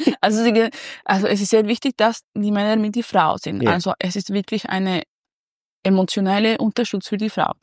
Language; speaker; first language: German; non-native, learner; Spanish